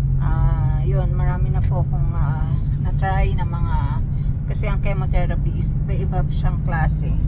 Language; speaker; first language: Filipino; native; Filipino